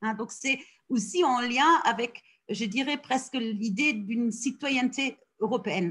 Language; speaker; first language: French; non-native, fluent; German